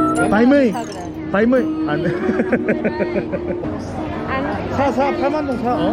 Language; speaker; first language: Korean; native; Korean